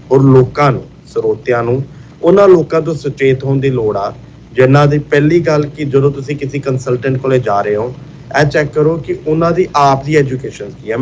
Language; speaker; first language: Punjabi; early bilingual, heritage; Punjabi